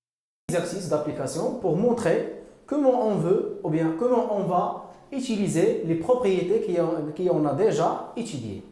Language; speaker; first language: French; non-native, local second language; Arabic